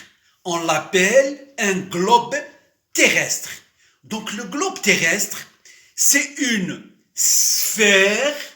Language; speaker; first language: French; non-native, local second language; Arabic